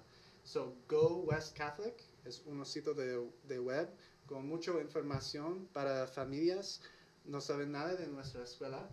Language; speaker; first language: Spanish; non-native, learner; English